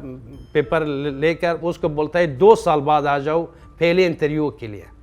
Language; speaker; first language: Hindi; non-native, fluent; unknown